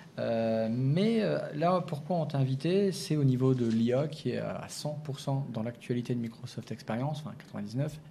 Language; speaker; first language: French; native; French